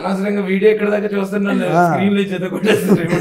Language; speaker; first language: Telugu; native; Telugu